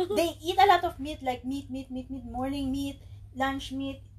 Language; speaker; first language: English; non-native, local second language; Filipino